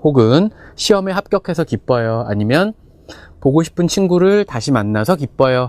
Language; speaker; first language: Korean; native; Korean